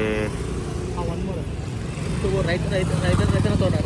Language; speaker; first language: Kannada; non-native, learner; Telugu